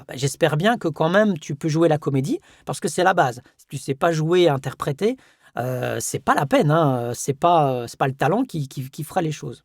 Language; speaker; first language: French; native; French